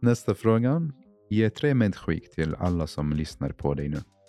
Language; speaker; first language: Swedish; non-native, fluent; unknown